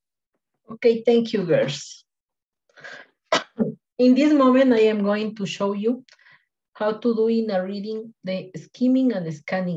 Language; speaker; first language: English; non-native, learner; Spanish